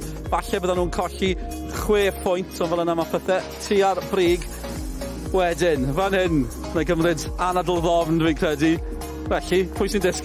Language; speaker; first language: Welsh; native; Welsh